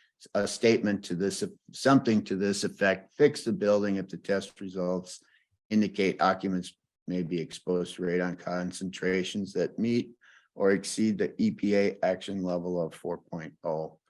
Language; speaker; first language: English; native; English